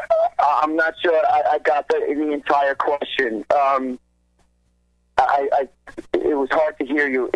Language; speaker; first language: English; native; English